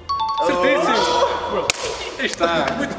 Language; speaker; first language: Portuguese; native; Portuguese